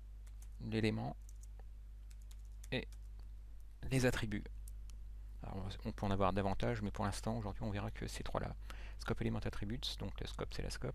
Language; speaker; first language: French; native; French